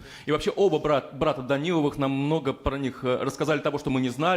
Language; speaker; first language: Russian; native; Russian